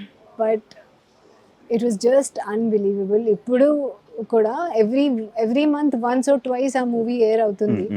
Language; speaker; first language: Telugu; non-native, learner; Hindi